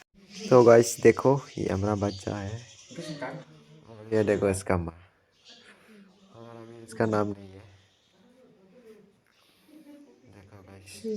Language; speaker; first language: Hindi; non-native, local second language; Kok Borok